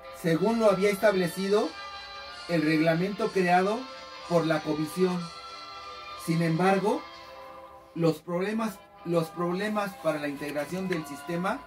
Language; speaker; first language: Spanish; native; Spanish